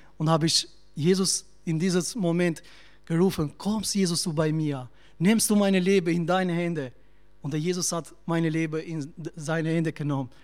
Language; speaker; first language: German; non-native, learner; Albanian